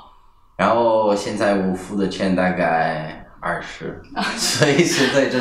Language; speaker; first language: Chinese; non-native, fluent; Italian